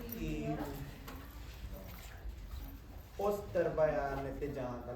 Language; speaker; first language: Catalan; non-native, learner; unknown